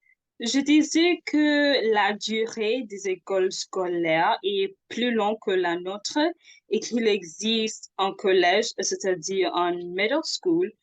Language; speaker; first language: French; non-native, fluent; English